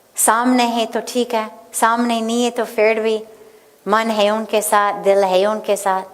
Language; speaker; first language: Hindi; non-native, fluent; English